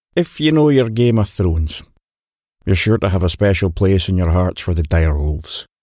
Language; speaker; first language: English; native; English